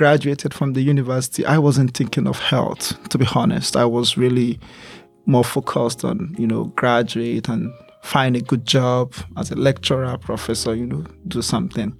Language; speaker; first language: English; non-native, local second language; Igbo